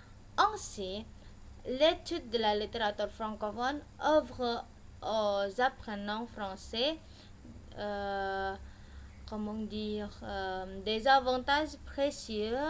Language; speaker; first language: French; non-native, learner; Indonesian